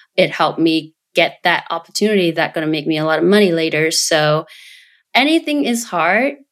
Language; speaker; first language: English; non-native, fluent; Vietnamese